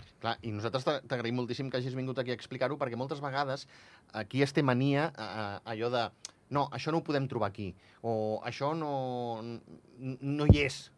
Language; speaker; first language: Catalan; native; Catalan